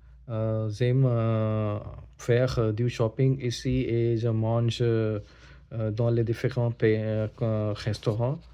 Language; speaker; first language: French; non-native, learner; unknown